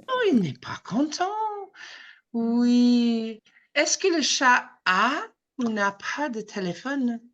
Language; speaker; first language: French; non-native, fluent; English